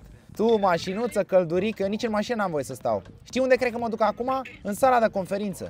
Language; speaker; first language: Romanian; native; Romanian